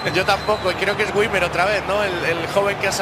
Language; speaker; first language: Spanish; native; Spanish